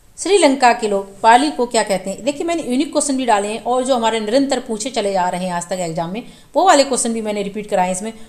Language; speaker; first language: Hindi; native; Hindi